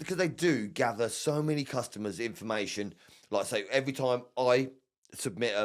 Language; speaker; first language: English; native; English